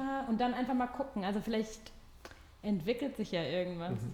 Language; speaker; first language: German; native; German